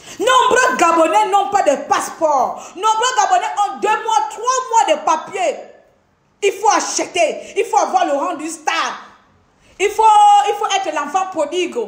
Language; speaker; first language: French; non-native, local second language; Fang